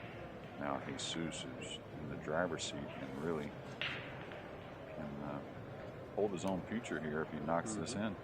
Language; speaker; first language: English; native; English